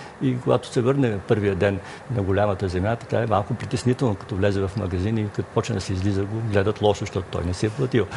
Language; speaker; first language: Bulgarian; native; Bulgarian